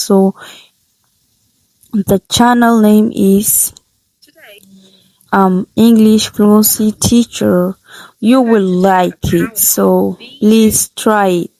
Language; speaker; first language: English; non-native, learner; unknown